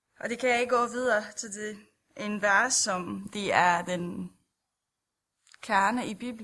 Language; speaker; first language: Danish; non-native, fluent; Romanian